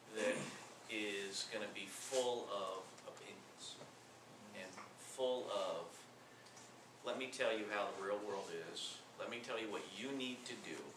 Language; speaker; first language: English; native; English